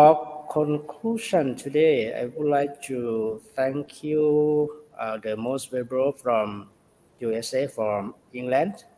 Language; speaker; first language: English; non-native, learner; Thai